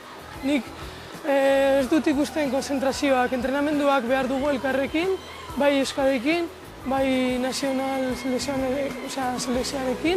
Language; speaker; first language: Basque; non-native, local second language; Spanish